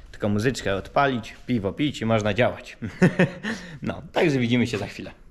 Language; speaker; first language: Polish; native; Polish